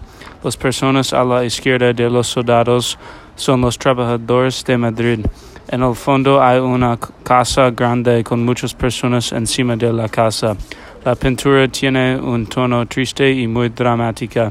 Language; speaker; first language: Spanish; non-native, learner; English